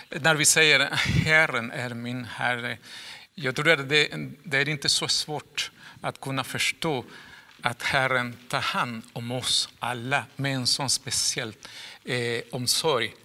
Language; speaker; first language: Swedish; non-native, fluent; Spanish